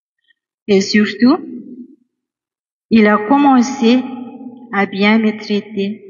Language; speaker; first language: French; non-native, local second language; Malagasy